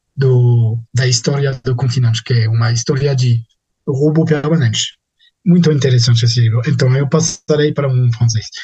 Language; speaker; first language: Portuguese; non-native, fluent; French